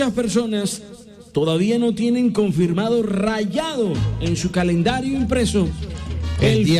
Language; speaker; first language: Spanish; native; Spanish